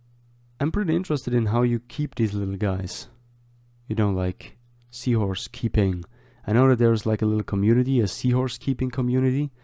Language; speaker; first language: English; non-native, fluent; German